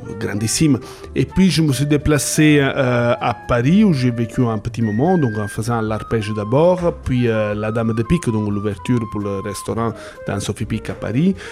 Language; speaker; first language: French; non-native, fluent; Italian